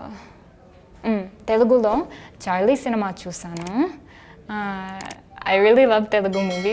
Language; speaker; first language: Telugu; non-native, learner; English